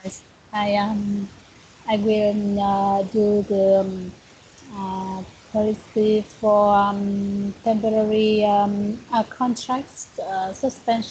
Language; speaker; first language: English; non-native, learner; Vietnamese